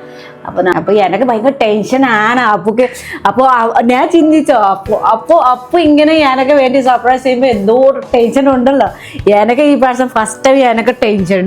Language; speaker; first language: Malayalam; non-native, learner; Nepali